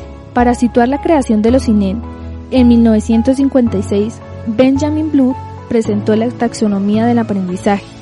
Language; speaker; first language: Spanish; native; Spanish